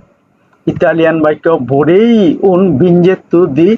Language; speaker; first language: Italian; non-native, learner; Bangla